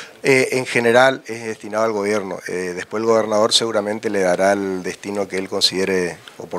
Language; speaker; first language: Spanish; native; Spanish